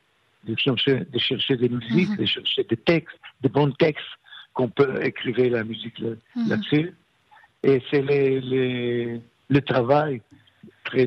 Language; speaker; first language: French; non-native, fluent; Hebrew